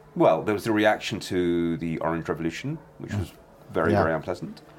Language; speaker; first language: English; native; English